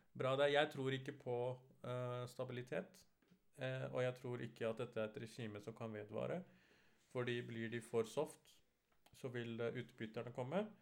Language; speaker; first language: Norwegian; early bilingual, other home language; Urdu